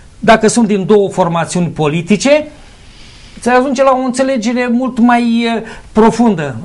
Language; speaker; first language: Romanian; native; Romanian